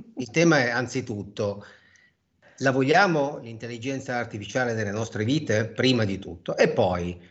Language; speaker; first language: Italian; native; Italian